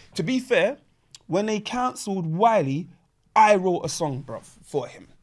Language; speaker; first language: English; native; English